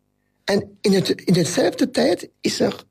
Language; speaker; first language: Dutch; non-native, local second language; French